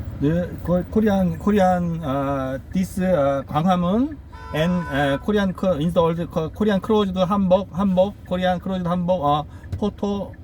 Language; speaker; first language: English; non-native, learner; Korean